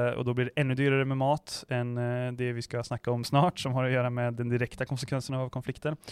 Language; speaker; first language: Swedish; native; Swedish